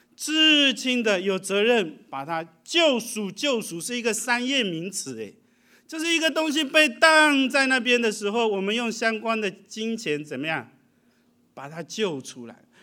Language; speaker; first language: Chinese; early bilingual, heritage; Chinese